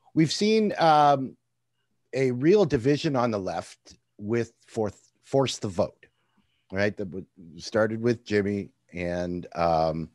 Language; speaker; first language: English; native; English